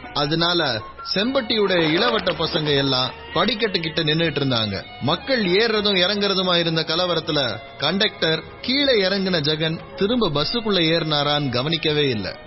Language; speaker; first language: Tamil; native; Tamil